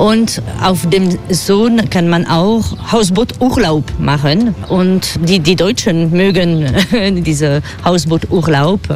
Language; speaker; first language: German; non-native, fluent; French